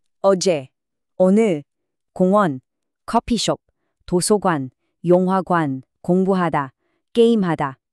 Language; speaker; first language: Korean; non-native, fluent; Filipino